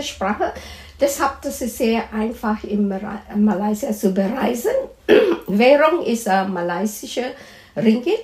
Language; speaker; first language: German; non-native, fluent; Malay